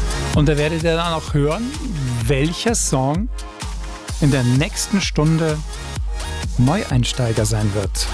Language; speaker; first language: German; native; German